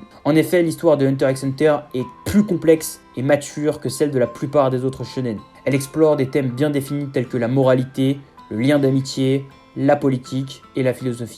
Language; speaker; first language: French; native; French